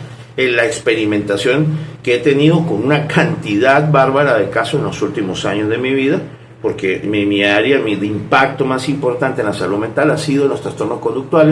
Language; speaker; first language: Spanish; native; Spanish